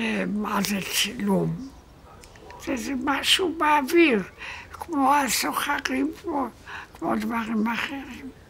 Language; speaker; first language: Hebrew; non-native, fluent; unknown